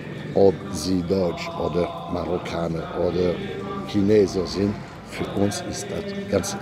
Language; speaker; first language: German; non-native, fluent; Arabic